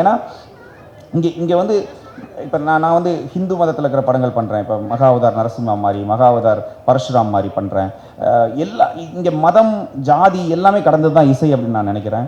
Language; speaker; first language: Tamil; native; Tamil